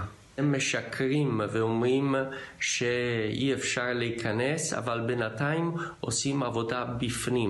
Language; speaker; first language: Hebrew; non-native, fluent; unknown